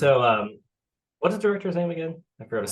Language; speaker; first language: English; native; English